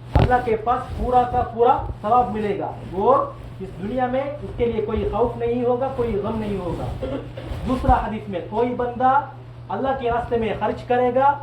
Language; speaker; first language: Hindi; non-native, local second language; Tamil